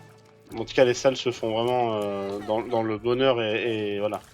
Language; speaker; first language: French; native; French